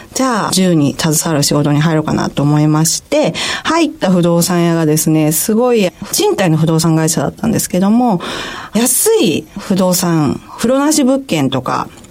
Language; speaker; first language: Japanese; native; Japanese